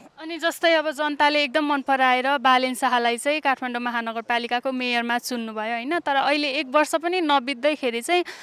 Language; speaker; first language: Nepali; native; Nepali